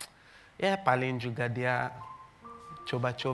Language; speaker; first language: Indonesian; non-native, fluent; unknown